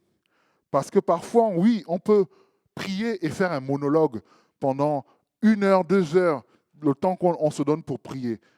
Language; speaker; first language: French; native; French